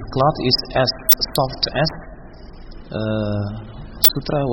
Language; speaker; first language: English; non-native, local second language; Indonesian